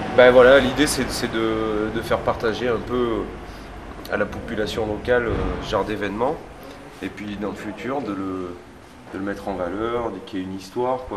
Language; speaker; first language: French; native; French